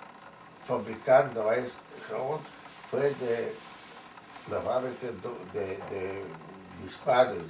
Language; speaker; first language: Spanish; non-native, fluent; Yiddish